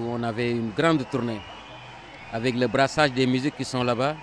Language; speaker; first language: French; non-native, local second language; Wolof